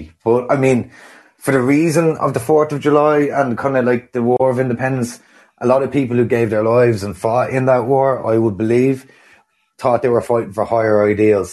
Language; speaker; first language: English; native; English